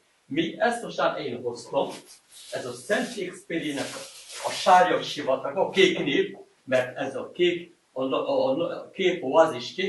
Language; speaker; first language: Hungarian; non-native, learner; Arabic